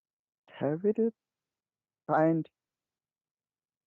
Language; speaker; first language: English; non-native, learner; Bangla